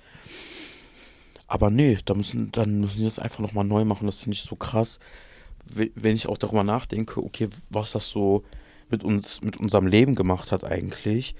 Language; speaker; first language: German; early bilingual, other home language; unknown